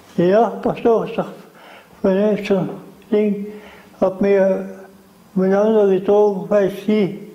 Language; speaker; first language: German; native; German